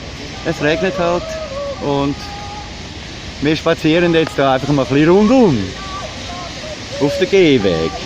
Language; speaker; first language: German; native; German